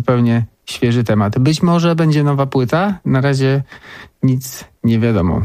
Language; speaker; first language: Polish; native; Polish